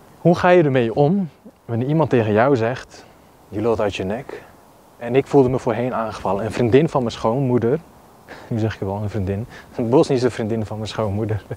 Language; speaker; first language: Dutch; early bilingual, other home language; Bosnian